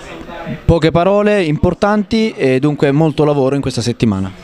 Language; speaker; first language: Italian; native; Italian